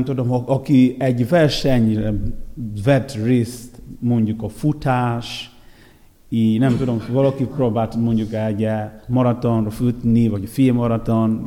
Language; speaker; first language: Hungarian; non-native, fluent; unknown